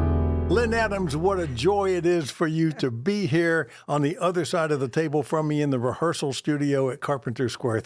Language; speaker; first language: English; native; English